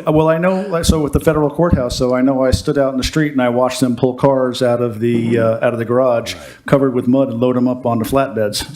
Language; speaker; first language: English; native; English